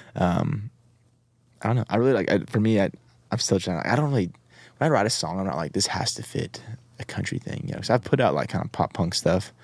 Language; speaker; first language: English; native; English